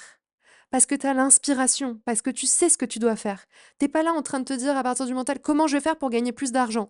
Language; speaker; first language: French; native; French